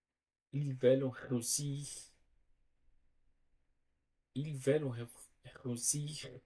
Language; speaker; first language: French; non-native, learner; Portuguese